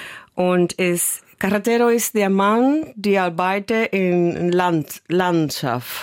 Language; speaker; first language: German; non-native, learner; Spanish